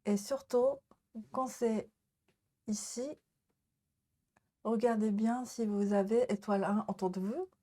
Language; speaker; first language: French; non-native, learner; Japanese